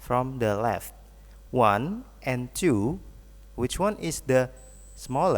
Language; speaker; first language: English; non-native, learner; Indonesian